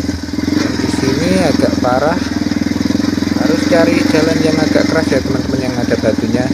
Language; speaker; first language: Indonesian; native; Indonesian